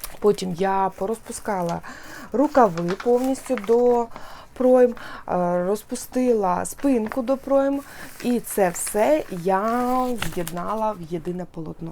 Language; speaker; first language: Ukrainian; non-native, local second language; Russian